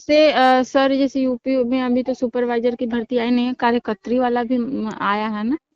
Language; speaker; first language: Hindi; native; Hindi